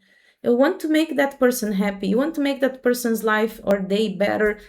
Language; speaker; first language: English; non-native, fluent; Portuguese